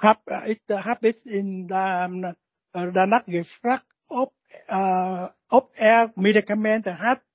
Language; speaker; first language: German; non-native, learner; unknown